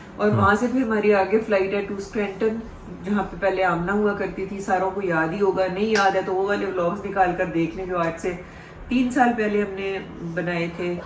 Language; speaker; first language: Urdu; native; Urdu